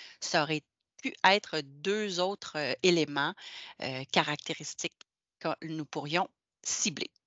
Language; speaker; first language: French; native; French